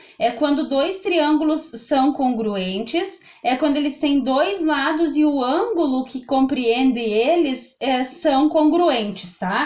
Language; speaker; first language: Portuguese; native; Portuguese